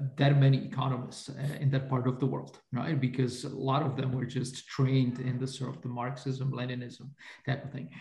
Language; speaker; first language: English; non-native, fluent; Slovak